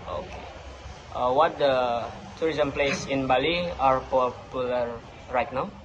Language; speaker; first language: English; non-native, learner; Indonesian